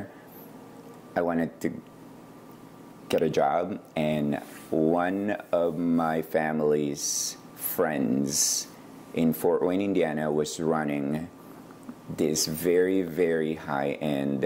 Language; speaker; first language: English; non-native, local second language; Iloko